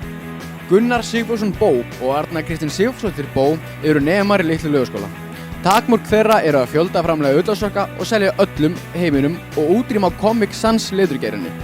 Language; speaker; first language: Icelandic; native; Icelandic